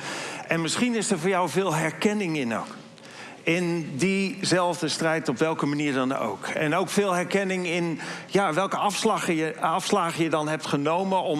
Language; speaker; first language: Dutch; native; Dutch